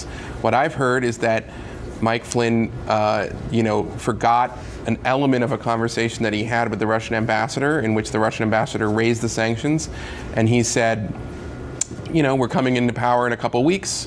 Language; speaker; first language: English; native; English